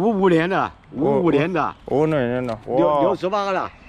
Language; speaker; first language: Chinese; native; Chinese